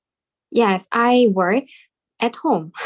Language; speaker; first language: English; non-native, learner; Korean